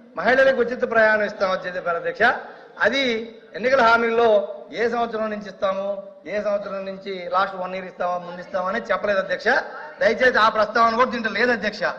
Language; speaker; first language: Telugu; native; Telugu